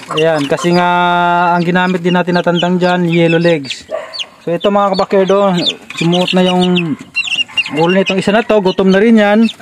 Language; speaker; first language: Filipino; non-native, local second language; Cebuano